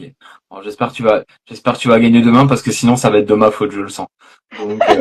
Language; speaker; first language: French; native; French